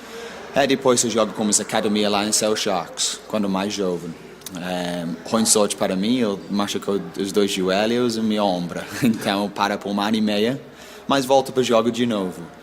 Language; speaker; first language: Portuguese; non-native, learner; English